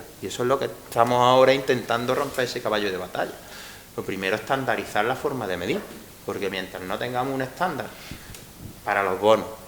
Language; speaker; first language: Spanish; native; Spanish